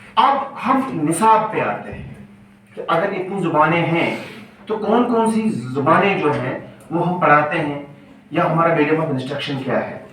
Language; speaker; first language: Urdu; non-native, local second language; Kashmiri